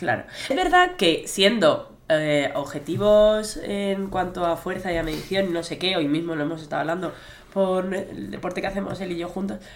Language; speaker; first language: Spanish; native; Spanish